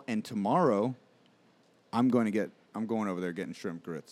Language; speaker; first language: English; native; English